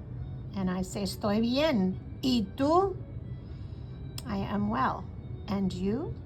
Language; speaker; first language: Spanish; non-native, fluent; English